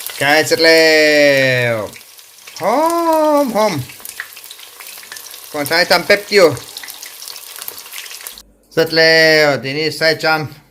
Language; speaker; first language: Thai; non-native, learner; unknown